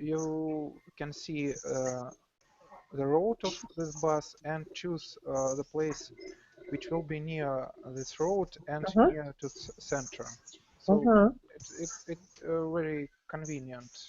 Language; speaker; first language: English; non-native, learner; Russian